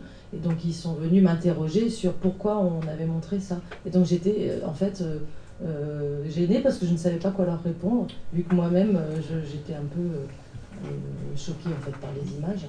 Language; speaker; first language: French; native; French